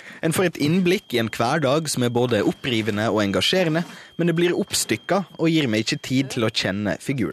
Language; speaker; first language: Norwegian; native; Norwegian